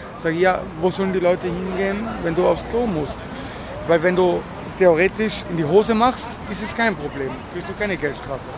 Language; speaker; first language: German; native; German